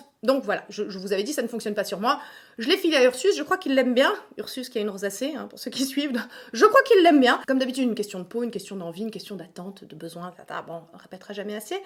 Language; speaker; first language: French; native; French